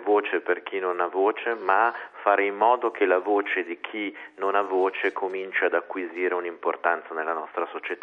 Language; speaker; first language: Italian; native; Italian